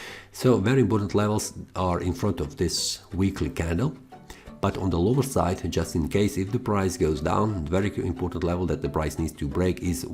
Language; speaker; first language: English; non-native, fluent; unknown